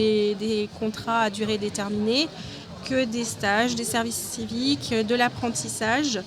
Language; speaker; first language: French; native; French